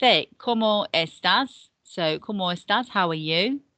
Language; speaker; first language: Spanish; non-native, fluent; English